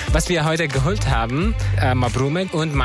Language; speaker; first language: German; non-native, fluent; Arabic